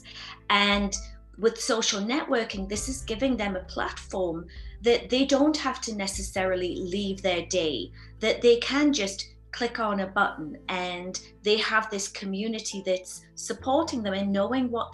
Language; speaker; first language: English; native; English